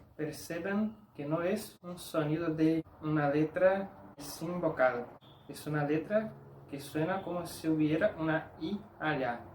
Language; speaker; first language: Spanish; non-native, fluent; Portuguese